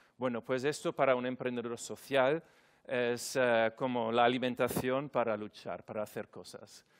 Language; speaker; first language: Spanish; non-native, fluent; German